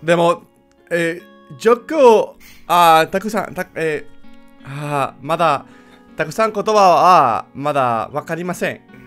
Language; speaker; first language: Japanese; non-native, learner; Spanish